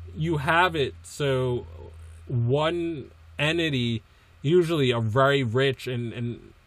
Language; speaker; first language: English; native; English